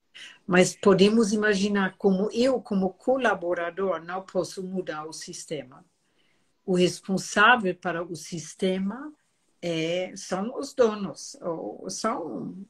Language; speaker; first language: Portuguese; non-native, fluent; German